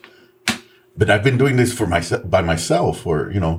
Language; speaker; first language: English; native; English